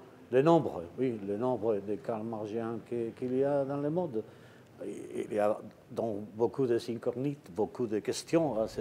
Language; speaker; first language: French; non-native, fluent; Spanish